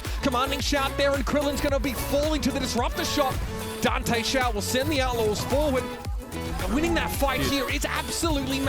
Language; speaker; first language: English; native; English